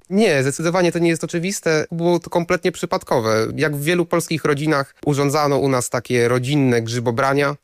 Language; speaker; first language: Polish; native; Polish